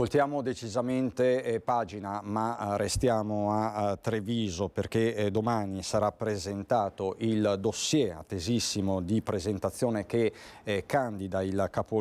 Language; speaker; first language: Italian; native; Italian